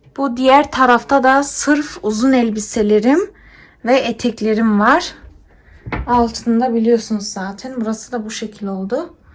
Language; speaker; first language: Turkish; early bilingual, heritage; Turkish